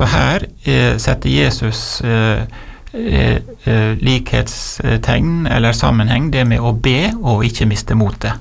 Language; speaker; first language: Norwegian; native; Norwegian